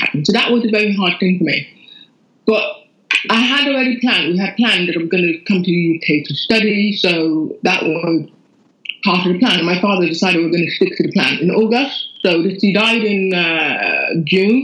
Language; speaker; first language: English; non-native, local second language; Yoruba